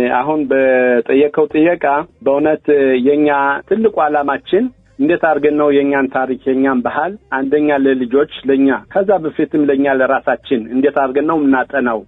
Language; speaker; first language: Amharic; early bilingual, heritage; Amharic